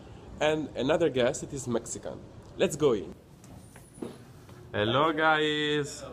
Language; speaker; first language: English; non-native, learner; Italian